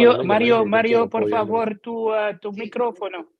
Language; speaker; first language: Spanish; non-native, learner; French